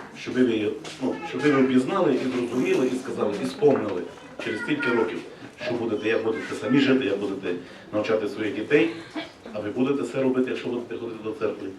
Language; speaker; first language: Ukrainian; native; Ukrainian